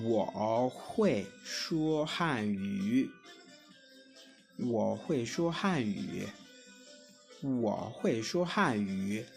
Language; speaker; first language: Chinese; non-native, learner; French